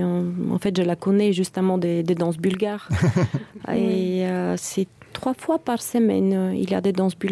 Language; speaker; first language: French; non-native, fluent; Bulgarian